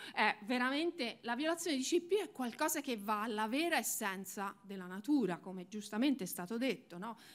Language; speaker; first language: Italian; native; Italian